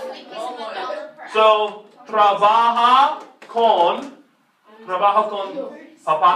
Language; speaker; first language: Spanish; non-native, fluent; English